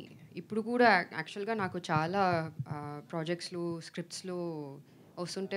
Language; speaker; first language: Telugu; non-native, fluent; Tamil